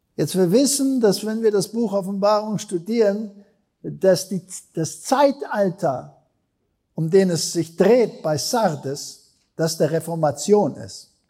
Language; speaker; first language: German; non-native, fluent; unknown